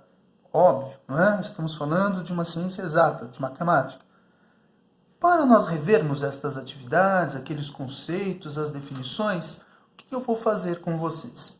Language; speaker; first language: Portuguese; native; Portuguese